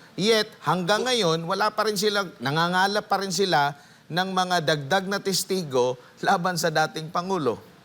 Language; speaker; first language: Filipino; native; Filipino